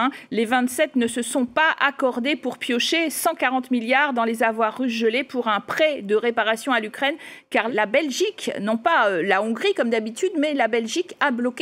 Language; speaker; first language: French; native; French